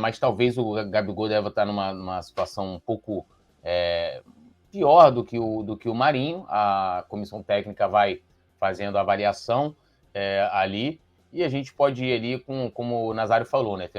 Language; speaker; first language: Portuguese; native; Portuguese